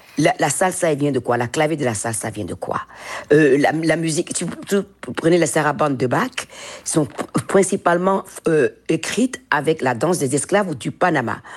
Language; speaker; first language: French; non-native, local second language; Fon